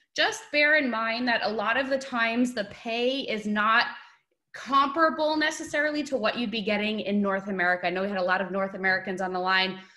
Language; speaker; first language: English; native; English